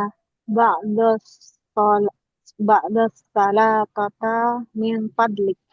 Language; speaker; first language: Arabic; non-native, learner; Indonesian